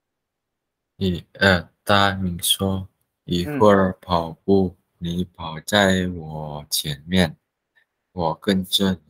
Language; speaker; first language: Chinese; non-native, learner; Vietnamese